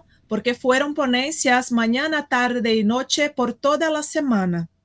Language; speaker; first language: Spanish; non-native, fluent; Portuguese